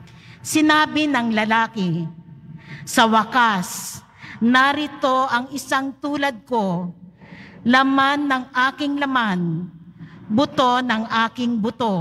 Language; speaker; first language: Filipino; native; Filipino